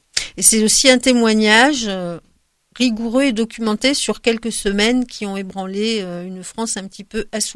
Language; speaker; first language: French; native; French